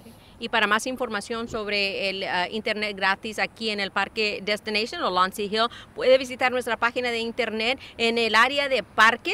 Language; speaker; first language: Spanish; early bilingual, heritage; Spanish